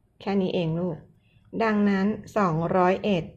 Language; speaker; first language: Thai; native; Thai